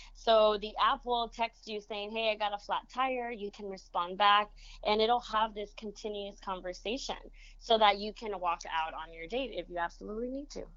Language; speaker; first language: English; early bilingual, other home language; Spanish